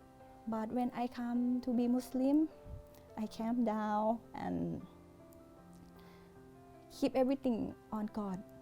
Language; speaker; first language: English; non-native, learner; Thai